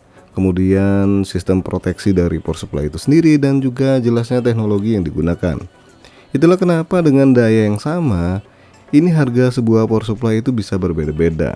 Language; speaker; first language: Indonesian; native; Indonesian